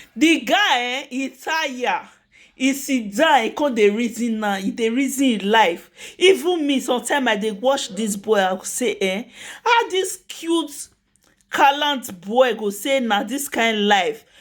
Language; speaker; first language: Nigerian Pidgin; native; Nigerian Pidgin